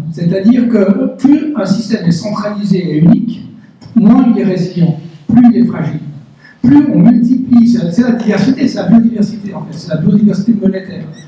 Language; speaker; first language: French; native; French